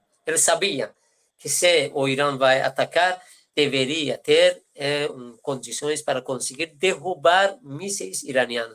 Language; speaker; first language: Portuguese; non-native, fluent; Persian